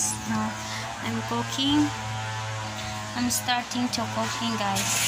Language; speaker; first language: English; non-native, learner; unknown